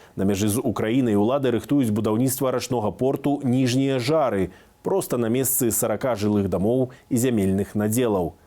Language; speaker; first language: Belarusian; native; Belarusian